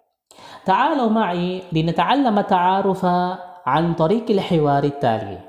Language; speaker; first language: Arabic; non-native, fluent; Indonesian